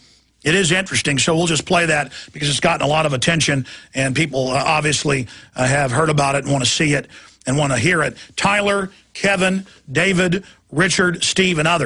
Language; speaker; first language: English; native; English